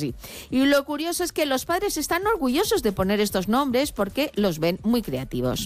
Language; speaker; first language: Spanish; native; Spanish